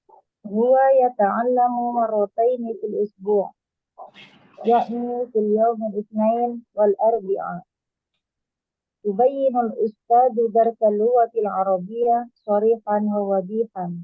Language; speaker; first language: Arabic; non-native, learner; Indonesian